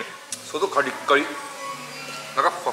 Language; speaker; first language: Japanese; native; Japanese